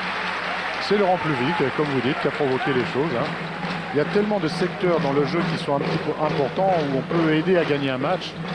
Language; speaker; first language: French; native; French